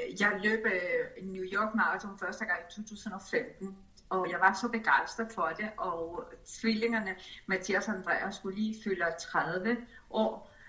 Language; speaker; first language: Danish; early bilingual, other home language; Spanish